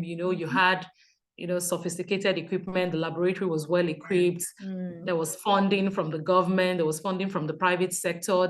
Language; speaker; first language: English; non-native, local second language; Yoruba